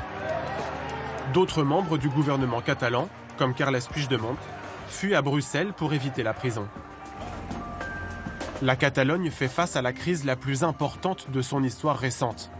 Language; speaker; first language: French; native; French